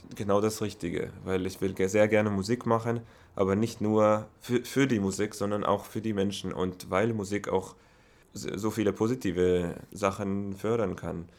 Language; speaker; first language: German; non-native, fluent; Hebrew